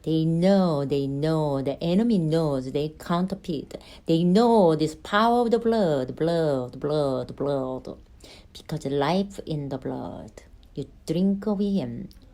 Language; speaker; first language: English; non-native, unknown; Korean